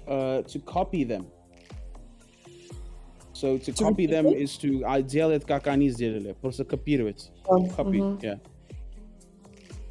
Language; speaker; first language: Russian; non-native, learner; English